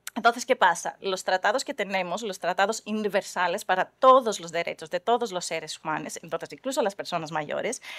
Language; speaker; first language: Spanish; non-native, fluent; Greek